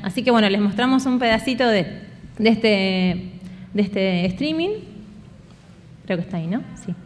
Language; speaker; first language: Spanish; native; Spanish